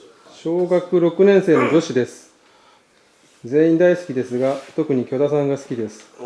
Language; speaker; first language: Japanese; native; Japanese